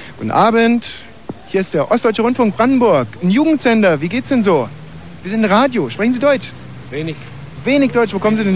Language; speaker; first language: German; native; German